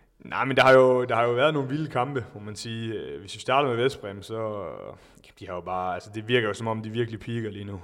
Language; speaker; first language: Danish; native; Danish